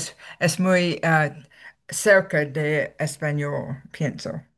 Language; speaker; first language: Spanish; non-native, learner; English